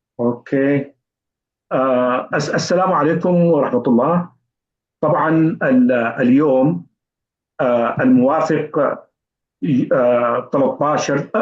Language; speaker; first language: Arabic; native; Arabic